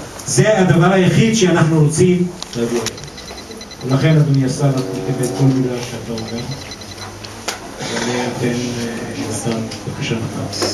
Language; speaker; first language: Hebrew; non-native, local second language; Arabic